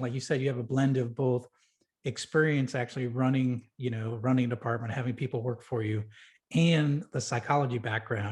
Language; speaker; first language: English; native; English